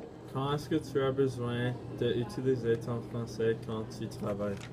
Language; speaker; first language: French; non-native, learner; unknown